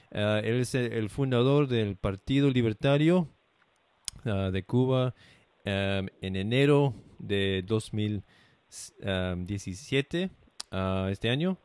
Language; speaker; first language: Spanish; non-native, fluent; English